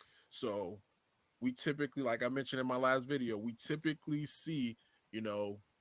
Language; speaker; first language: English; native; English